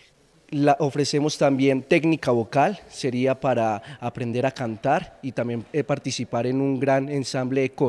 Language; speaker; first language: Spanish; native; Spanish